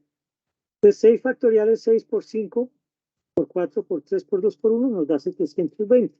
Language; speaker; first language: Spanish; native; Spanish